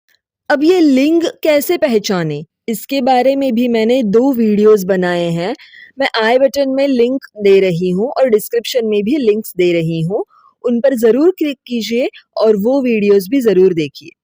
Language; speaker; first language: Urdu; non-native, local second language; Marathi